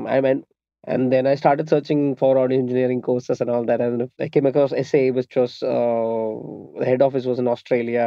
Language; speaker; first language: English; non-native, local second language; Malayalam